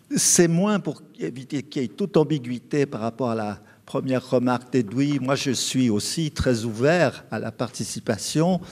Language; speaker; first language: French; native; French